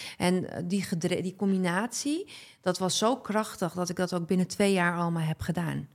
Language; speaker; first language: Dutch; early bilingual, other home language; Arabic